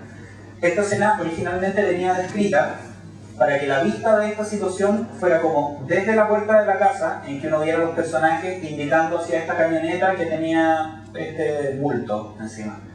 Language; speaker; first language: Spanish; native; Spanish